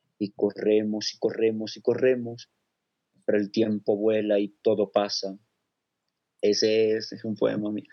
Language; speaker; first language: Spanish; native; Spanish